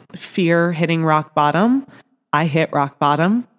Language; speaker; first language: English; native; English